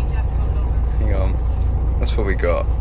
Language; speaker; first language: English; native; English